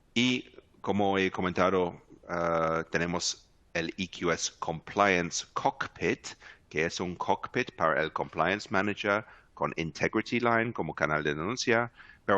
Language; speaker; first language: Spanish; non-native, fluent; English